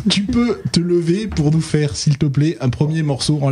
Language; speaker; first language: French; native; French